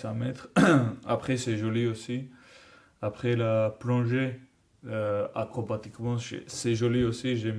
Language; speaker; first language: French; non-native, learner; Georgian